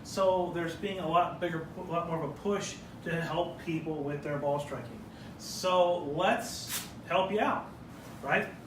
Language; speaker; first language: English; native; English